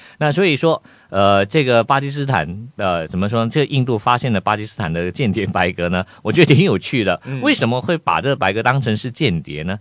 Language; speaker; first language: Chinese; native; Chinese